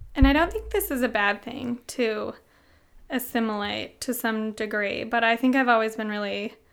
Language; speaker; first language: English; native; English